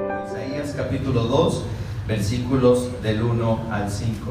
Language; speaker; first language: Spanish; native; Spanish